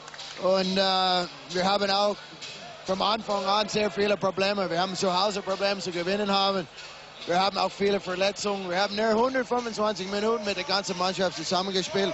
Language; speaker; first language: German; non-native, fluent; English